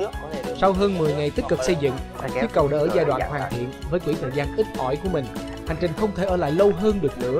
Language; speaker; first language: Vietnamese; native; Vietnamese